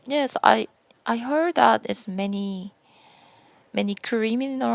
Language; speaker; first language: English; non-native, learner; Korean